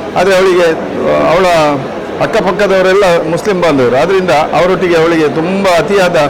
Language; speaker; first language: Kannada; native; Kannada